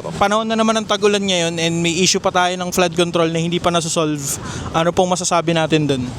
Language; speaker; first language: Filipino; native; Filipino